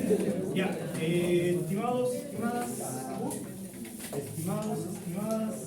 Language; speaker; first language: Spanish; native; Spanish